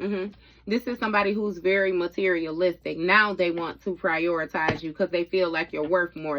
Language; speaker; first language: English; native; English